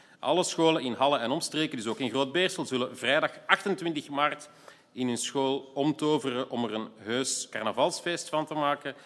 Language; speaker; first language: Dutch; native; Dutch